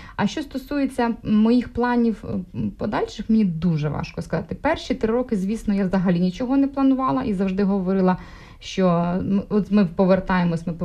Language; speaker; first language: Ukrainian; non-native, local second language; Russian